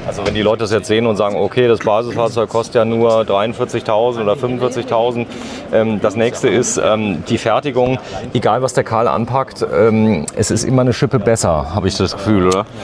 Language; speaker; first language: German; native; German